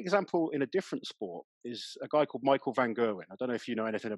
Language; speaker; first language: English; native; English